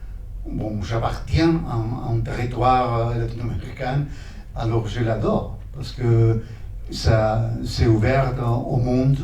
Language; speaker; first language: French; non-native, fluent; Spanish